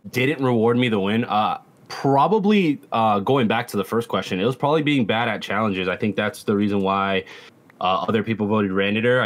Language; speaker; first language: English; native; English